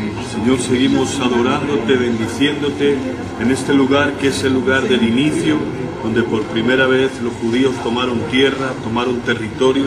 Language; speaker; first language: Spanish; native; Spanish